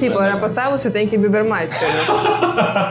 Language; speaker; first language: Portuguese; non-native, fluent; Russian